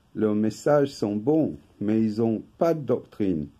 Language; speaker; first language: French; non-native, fluent; English